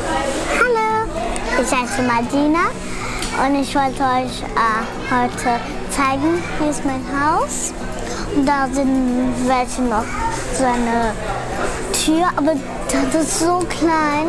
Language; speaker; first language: German; early bilingual, other home language; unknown